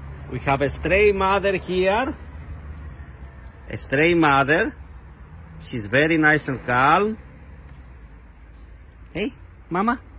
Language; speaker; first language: English; non-native, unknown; Greek